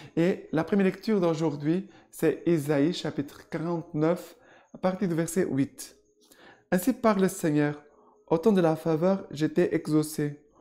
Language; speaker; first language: French; non-native, fluent; Portuguese